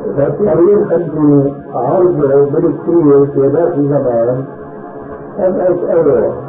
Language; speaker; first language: Arabic; early bilingual, other home language; Albanian